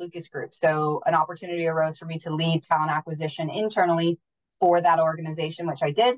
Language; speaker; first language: English; native; English